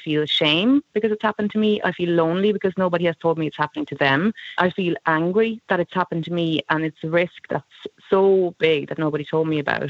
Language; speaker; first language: English; non-native, fluent; Swedish